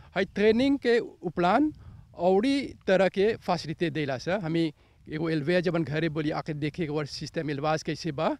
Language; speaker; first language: Bhojpuri; native; Bhojpuri